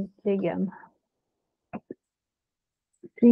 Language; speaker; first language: Swedish; non-native, fluent; Russian